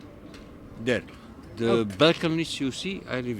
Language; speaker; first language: English; non-native, learner; French